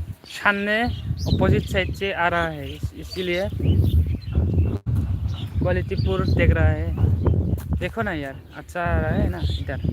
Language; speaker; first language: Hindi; non-native, local second language; Bodo